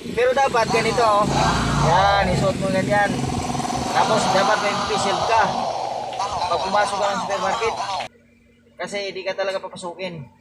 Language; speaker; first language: Filipino; non-native, local second language; Cebuano